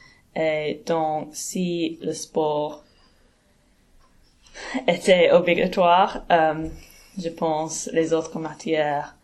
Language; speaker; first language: French; non-native, learner; English